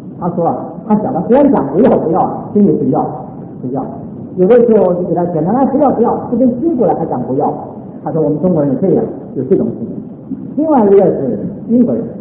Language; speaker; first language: Chinese; native; Chinese